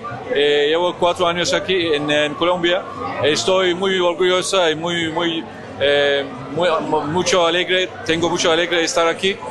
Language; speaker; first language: Spanish; non-native, learner; Turkish